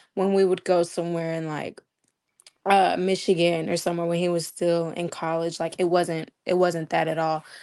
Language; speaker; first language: English; native; English